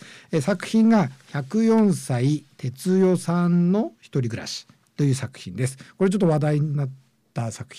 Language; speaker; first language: Japanese; native; Japanese